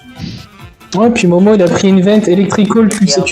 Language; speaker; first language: French; native; French